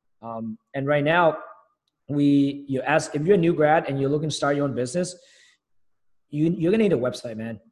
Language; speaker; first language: English; early bilingual, other home language; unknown